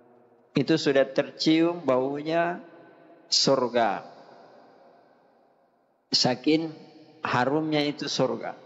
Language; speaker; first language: Indonesian; native; Indonesian